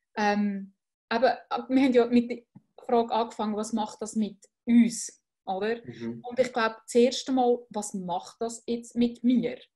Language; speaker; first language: German; native; German